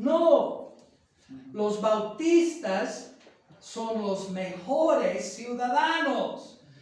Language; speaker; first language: Spanish; non-native, fluent; English